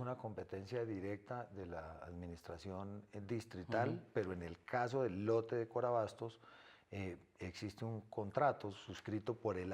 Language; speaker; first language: Spanish; native; Spanish